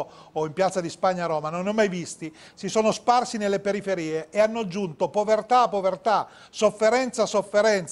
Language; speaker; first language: Italian; native; Italian